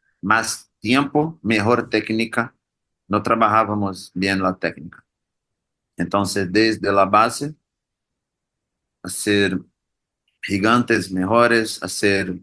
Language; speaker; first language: Spanish; non-native, learner; Portuguese